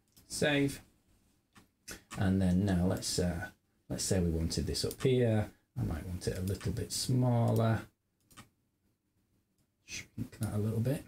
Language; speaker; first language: English; native; English